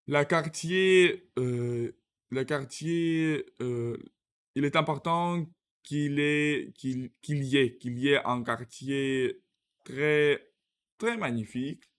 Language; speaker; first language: French; non-native, learner; Russian